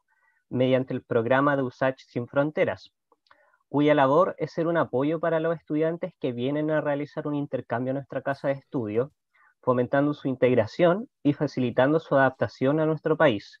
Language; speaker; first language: Spanish; native; Spanish